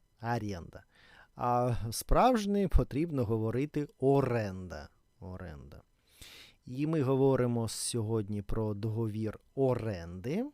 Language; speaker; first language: Ukrainian; non-native, learner; Russian